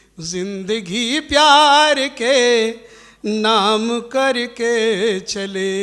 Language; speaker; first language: Hindi; native; Hindi